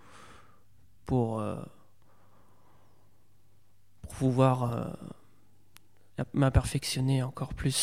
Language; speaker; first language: French; native; French